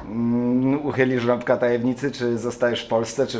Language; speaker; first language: Polish; native; Polish